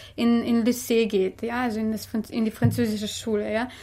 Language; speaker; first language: German; non-native, fluent; Armenian